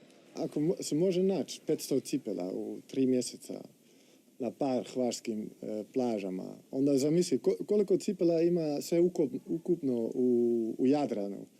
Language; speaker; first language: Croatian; non-native, fluent; Dutch